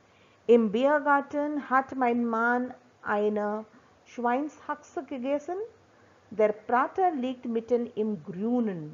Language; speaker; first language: German; non-native, fluent; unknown